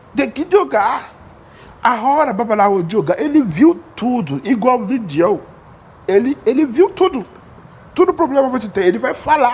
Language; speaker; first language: Portuguese; non-native, learner; Yoruba